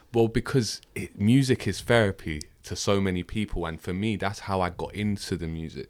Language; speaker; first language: English; native; English